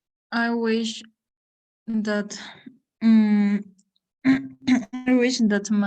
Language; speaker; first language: English; non-native, learner; Spanish